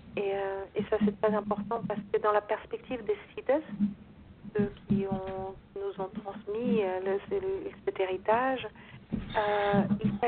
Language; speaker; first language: French; non-native, fluent; Portuguese